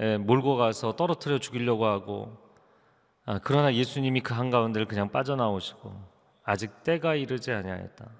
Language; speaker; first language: Korean; native; Korean